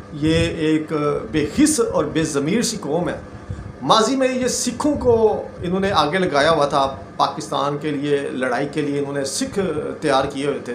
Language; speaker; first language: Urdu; non-native, local second language; Punjabi